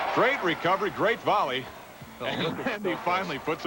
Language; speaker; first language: English; native; English